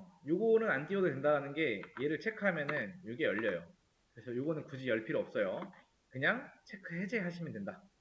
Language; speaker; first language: Korean; native; Korean